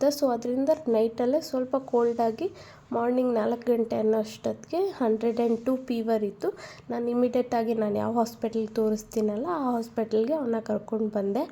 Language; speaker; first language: Kannada; native; Kannada